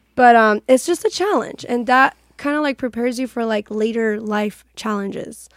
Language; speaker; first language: English; non-native, fluent; Persian